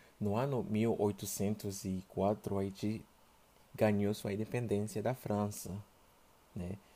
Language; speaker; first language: Portuguese; non-native, fluent; Haitian Creole